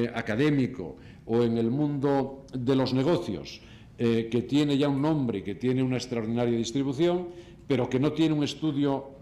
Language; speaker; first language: Spanish; native; Spanish